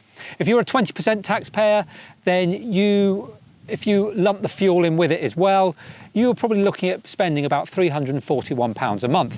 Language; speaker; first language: English; native; English